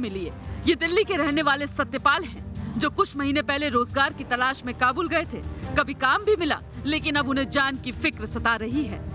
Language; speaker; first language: Hindi; native; Hindi